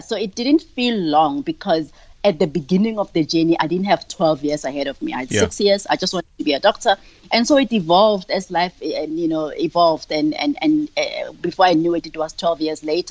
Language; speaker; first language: English; non-native, local second language; Tswana